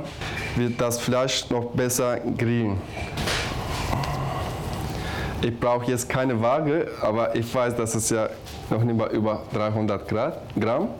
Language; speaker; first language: German; non-native, learner; Turkish